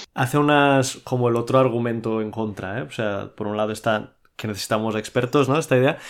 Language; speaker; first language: Spanish; non-native, local second language; Catalan